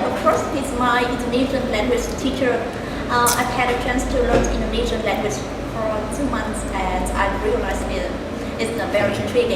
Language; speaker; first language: English; non-native, fluent; Vietnamese